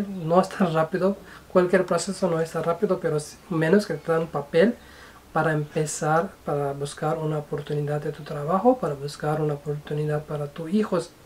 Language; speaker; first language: Spanish; non-native, fluent; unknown